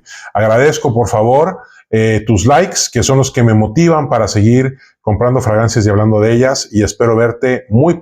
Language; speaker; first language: Spanish; native; Spanish